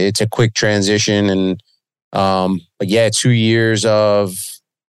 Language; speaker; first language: English; native; English